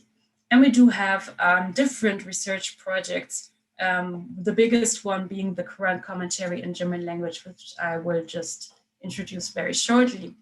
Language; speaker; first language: English; non-native, fluent; German